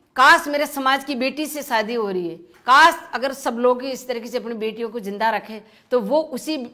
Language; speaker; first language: Hindi; native; Hindi